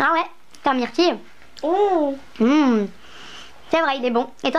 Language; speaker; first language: French; native; French